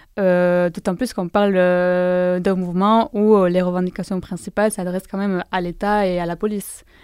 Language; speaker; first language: French; non-native, fluent; Spanish